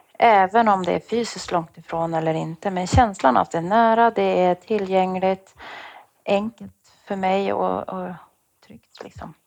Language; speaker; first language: Swedish; native; Swedish